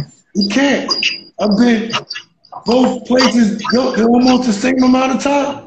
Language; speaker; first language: English; native; English